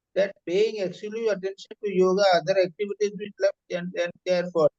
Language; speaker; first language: English; non-native, local second language; Hindi